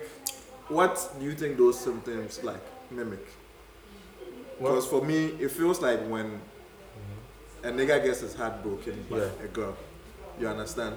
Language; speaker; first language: English; non-native, local second language; Akan